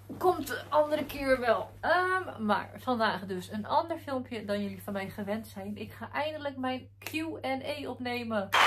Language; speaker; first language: Dutch; early bilingual, other home language; Arabic